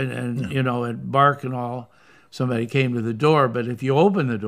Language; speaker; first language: English; native; English